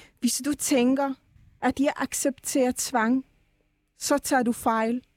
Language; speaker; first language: Danish; early bilingual, other home language; Persian